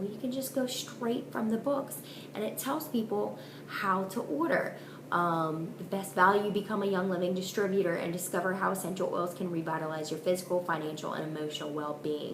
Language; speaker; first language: English; native; English